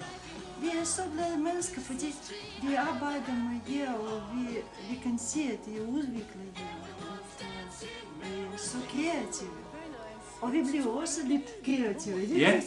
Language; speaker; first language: Danish; non-native, fluent; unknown